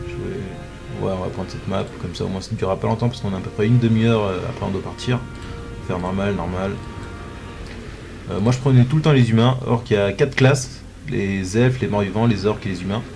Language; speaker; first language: French; native; French